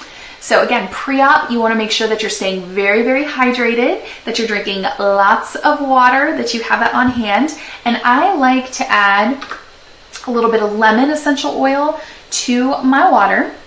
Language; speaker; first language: English; native; English